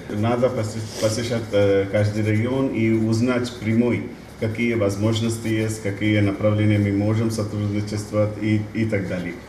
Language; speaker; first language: Russian; non-native, fluent; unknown